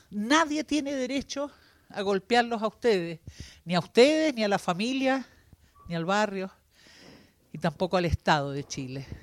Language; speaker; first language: Spanish; native; Spanish